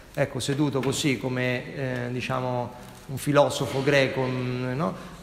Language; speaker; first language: Italian; native; Italian